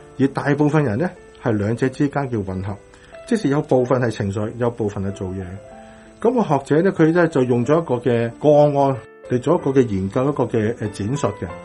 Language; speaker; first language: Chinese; non-native, local second language; Cantonese